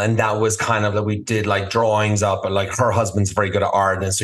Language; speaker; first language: English; native; English